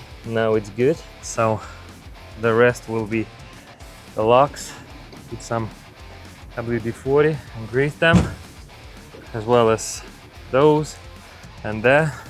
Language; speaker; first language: English; non-native, fluent; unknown